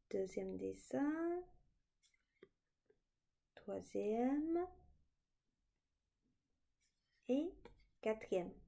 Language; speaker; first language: French; non-native, fluent; Chinese